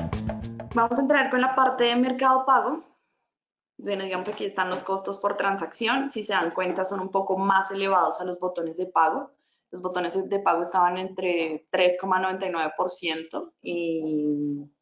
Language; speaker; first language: Spanish; native; Spanish